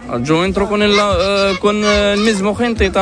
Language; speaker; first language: Spanish; non-native, learner; Arabic